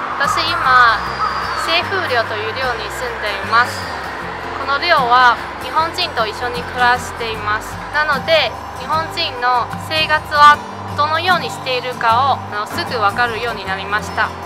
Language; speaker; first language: Japanese; non-native, fluent; Chinese